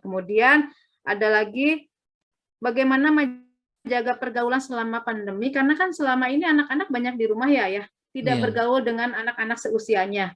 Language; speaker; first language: Indonesian; native; Indonesian